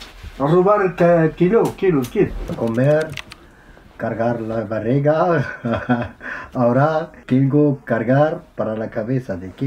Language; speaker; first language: Spanish; non-native, learner; Arabic